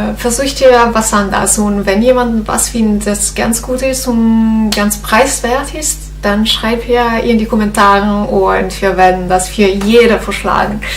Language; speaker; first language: German; non-native, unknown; Italian